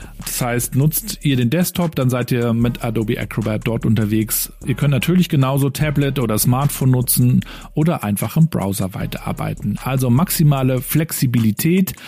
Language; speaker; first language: German; native; German